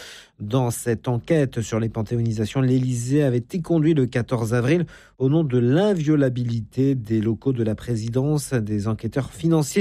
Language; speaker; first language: French; native; French